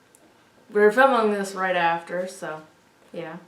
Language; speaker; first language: English; native; English